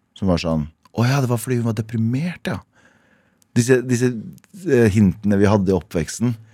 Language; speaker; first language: Norwegian; early bilingual, other home language; Kurdish